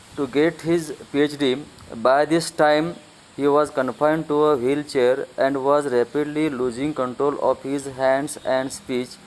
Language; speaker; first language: English; non-native, local second language; Marathi